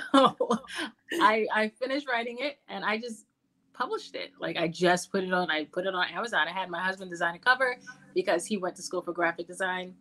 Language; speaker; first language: English; native; English